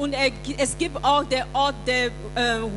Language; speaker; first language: German; non-native, learner; French